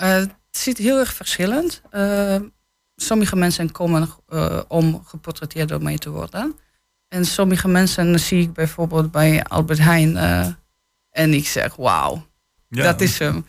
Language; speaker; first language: Dutch; non-native, fluent; Polish